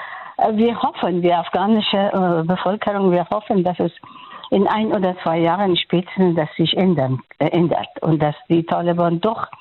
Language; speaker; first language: German; non-native, fluent; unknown